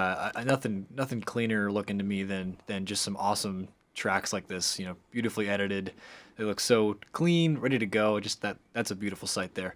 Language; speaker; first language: English; native; English